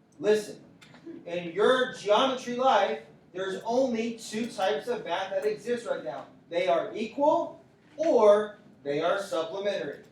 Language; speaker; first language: English; native; English